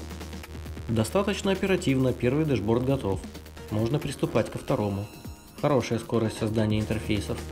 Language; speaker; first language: Russian; native; Russian